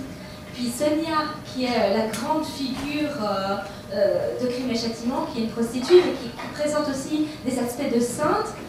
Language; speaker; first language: French; native; French